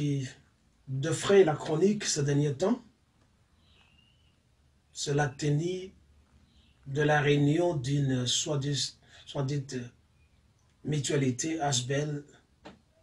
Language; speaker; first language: French; non-native, local second language; Swahili